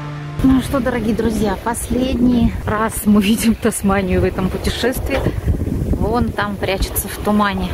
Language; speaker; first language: Russian; native; Russian